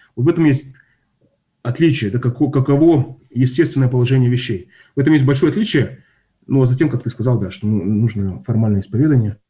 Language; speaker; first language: Russian; non-native, local second language; Kazakh